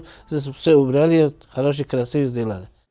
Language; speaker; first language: Russian; non-native, learner; Tajik